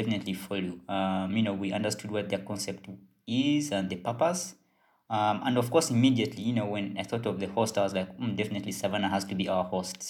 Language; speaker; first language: English; non-native, local second language; Ganda